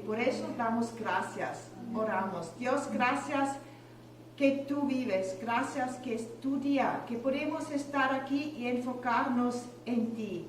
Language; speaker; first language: Spanish; non-native, learner; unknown